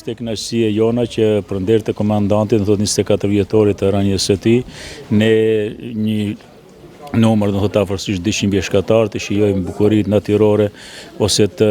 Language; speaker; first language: Albanian; native; Albanian